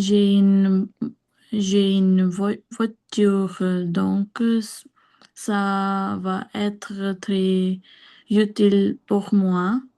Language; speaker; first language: French; non-native, learner; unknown